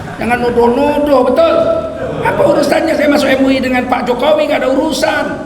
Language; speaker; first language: Indonesian; native; Indonesian